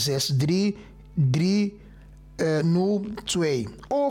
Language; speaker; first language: Dutch; non-native, fluent; Portuguese